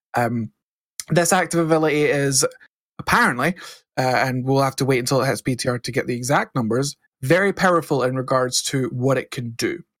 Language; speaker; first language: English; native; English